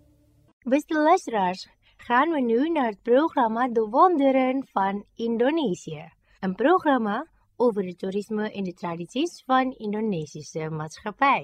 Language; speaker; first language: Dutch; non-native, learner; Indonesian